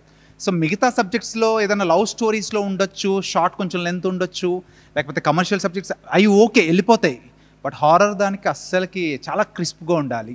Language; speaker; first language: Telugu; native; Telugu